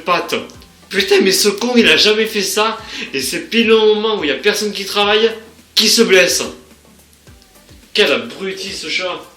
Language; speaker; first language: French; native; French